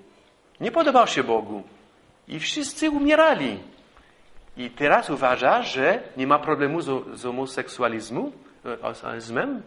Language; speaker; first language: Polish; non-native, fluent; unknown